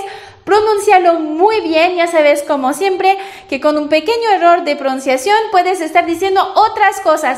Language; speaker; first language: Spanish; non-native, fluent; French